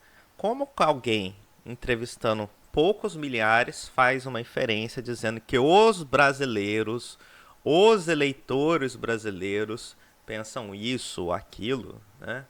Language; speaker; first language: Portuguese; native; Portuguese